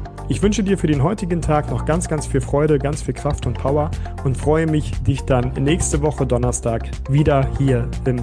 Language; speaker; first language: German; native; German